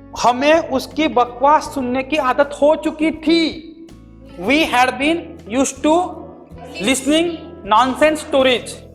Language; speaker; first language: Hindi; non-native, local second language; Marathi